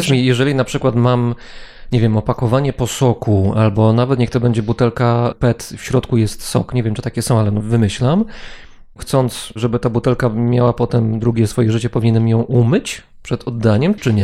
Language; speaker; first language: Polish; native; Polish